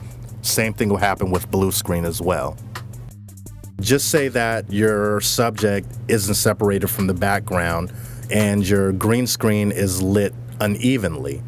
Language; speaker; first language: English; native; English